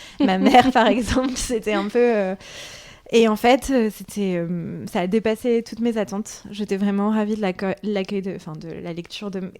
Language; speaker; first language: French; non-native, local second language; Arabic